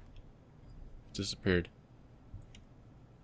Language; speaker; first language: English; native; English